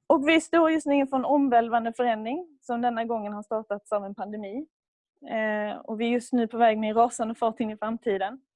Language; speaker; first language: Swedish; native; Swedish